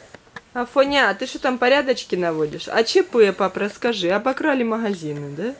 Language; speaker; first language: Russian; native; Russian